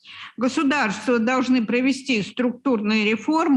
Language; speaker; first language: Russian; native; Russian